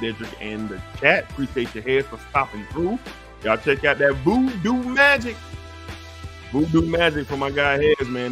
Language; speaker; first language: English; native; English